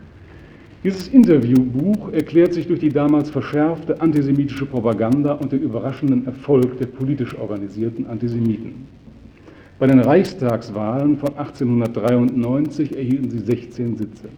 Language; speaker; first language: German; native; German